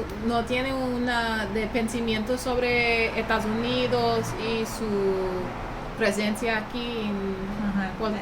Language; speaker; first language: Spanish; early bilingual, heritage; English